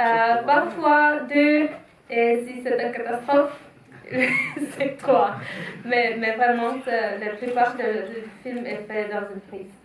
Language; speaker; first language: French; non-native, fluent; Finnish